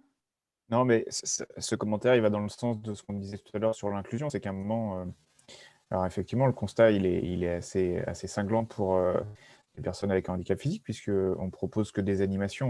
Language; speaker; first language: French; native; French